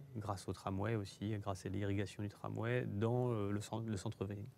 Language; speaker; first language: French; native; French